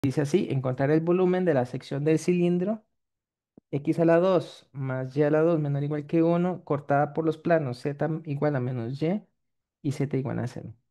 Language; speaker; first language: Spanish; native; Spanish